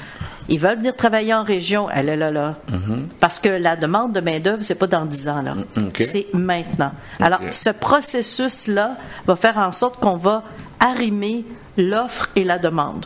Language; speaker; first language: French; native; French